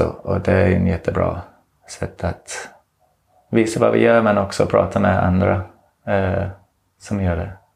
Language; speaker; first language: Swedish; non-native, fluent; English